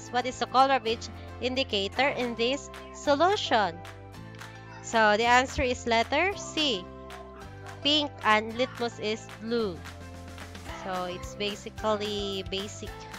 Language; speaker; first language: English; non-native, local second language; Cebuano